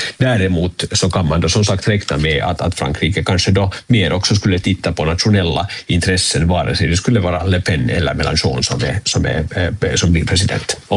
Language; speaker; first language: Swedish; native; Swedish